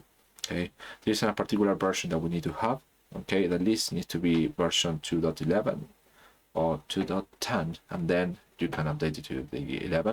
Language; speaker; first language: English; non-native, fluent; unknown